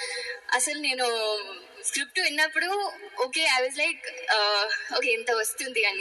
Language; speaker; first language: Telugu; non-native, learner; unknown